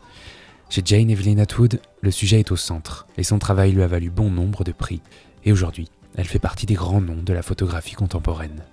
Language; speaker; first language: French; native; French